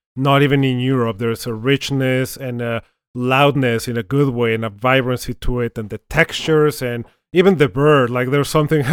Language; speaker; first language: English; non-native, fluent; Spanish